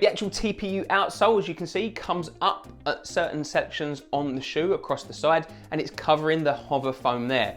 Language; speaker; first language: English; native; English